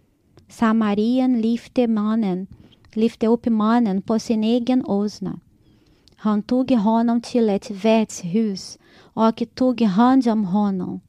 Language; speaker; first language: Swedish; non-native, fluent; Portuguese